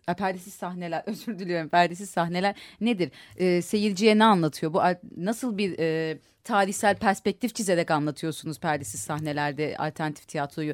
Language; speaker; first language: Turkish; native; Turkish